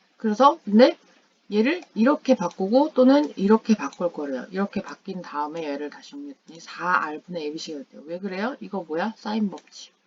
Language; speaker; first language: Korean; non-native, fluent; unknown